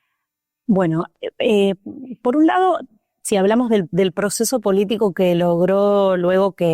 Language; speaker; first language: Spanish; native; Spanish